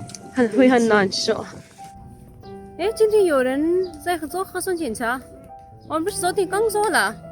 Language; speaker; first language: Chinese; non-native, fluent; Urdu